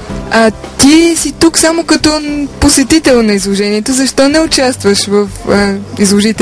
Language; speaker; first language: Bulgarian; native; Bulgarian